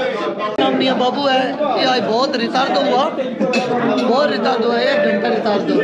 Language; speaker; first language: Italian; non-native, learner; Sinhala